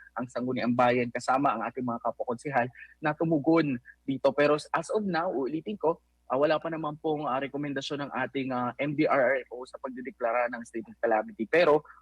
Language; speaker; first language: Filipino; non-native, local second language; Pangasinan